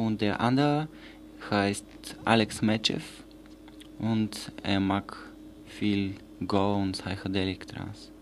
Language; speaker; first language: German; non-native, learner; Bulgarian